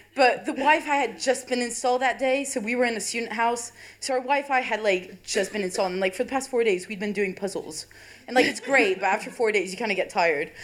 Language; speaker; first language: English; non-native, fluent; French